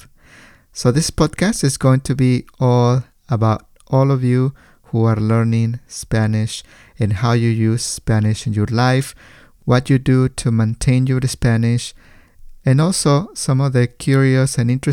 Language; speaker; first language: English; non-native, fluent; Spanish